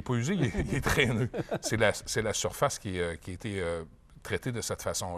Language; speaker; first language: French; native; French